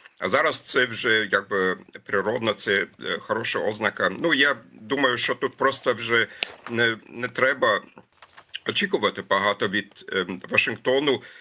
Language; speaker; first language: Ukrainian; non-native, fluent; German